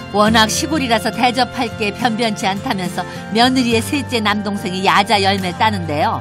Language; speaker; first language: Korean; native; Korean